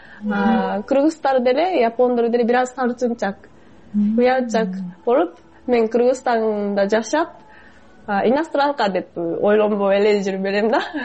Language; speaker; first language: Kyrgyz; non-native, fluent; Japanese